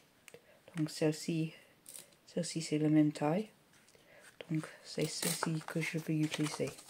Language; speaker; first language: French; non-native, learner; English